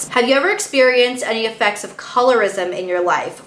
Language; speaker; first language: English; native; English